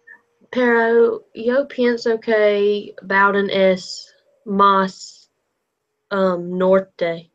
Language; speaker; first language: Spanish; non-native, learner; English